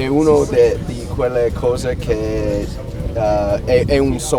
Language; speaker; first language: Italian; non-native, learner; English